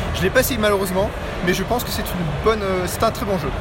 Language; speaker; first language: French; native; French